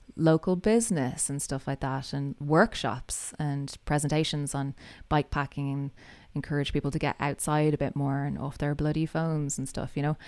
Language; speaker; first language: English; native; English